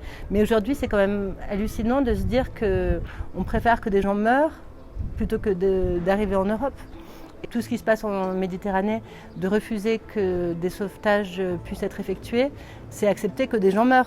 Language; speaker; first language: French; native; French